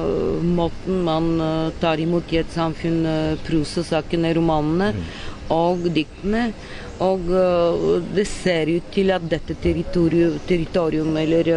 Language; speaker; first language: Norwegian; non-native, fluent; Bulgarian